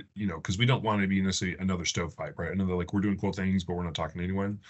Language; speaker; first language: English; native; English